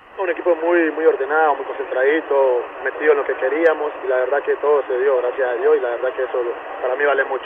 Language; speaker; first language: Spanish; native; Spanish